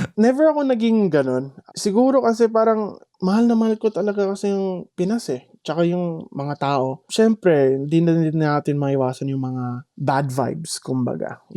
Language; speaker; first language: Filipino; early bilingual, heritage; Filipino